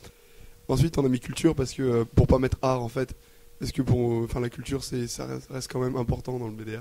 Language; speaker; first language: French; native; French